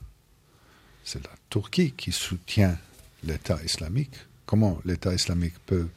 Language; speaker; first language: French; non-native, fluent; English